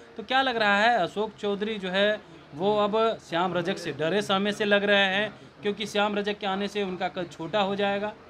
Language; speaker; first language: Hindi; native; Hindi